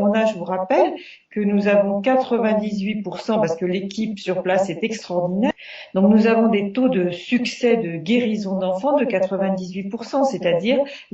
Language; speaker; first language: French; native; French